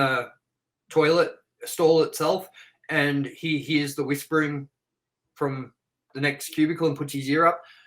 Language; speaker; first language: English; native; English